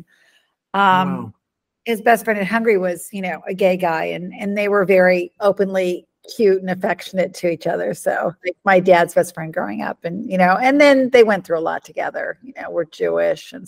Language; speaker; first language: English; native; English